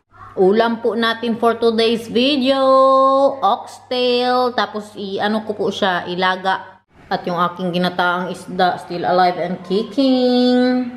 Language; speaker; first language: Filipino; non-native, local second language; Cebuano